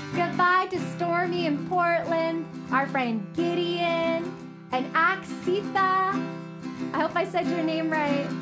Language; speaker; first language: English; native; English